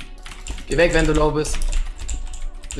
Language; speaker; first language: German; native; German